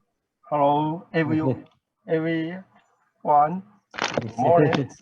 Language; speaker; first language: English; non-native, learner; Chinese